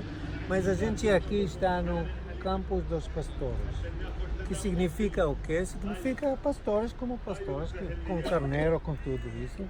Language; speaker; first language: Portuguese; non-native, fluent; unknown